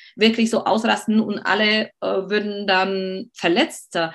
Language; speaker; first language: German; non-native, fluent; Slovak